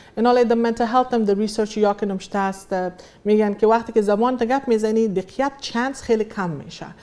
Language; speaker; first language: Persian; early bilingual, heritage; Persian